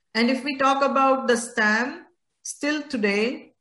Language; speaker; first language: English; non-native, local second language; Gujarati